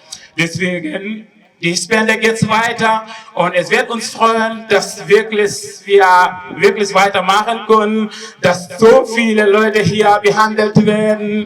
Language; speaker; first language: German; non-native, learner; Wolof